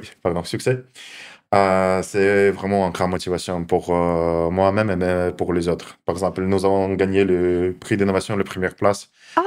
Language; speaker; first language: French; non-native, fluent; Russian